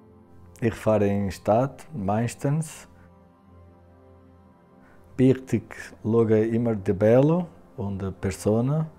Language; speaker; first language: German; non-native, learner; Portuguese